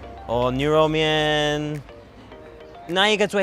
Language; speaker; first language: Chinese; non-native, learner; English